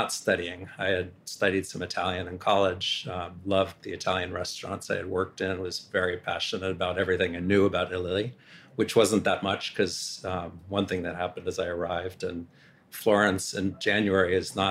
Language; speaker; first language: English; native; English